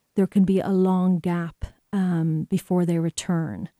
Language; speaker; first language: English; native; English